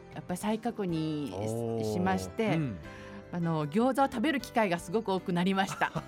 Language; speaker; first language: Japanese; native; Japanese